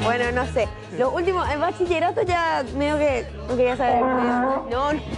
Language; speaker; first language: Spanish; native; Spanish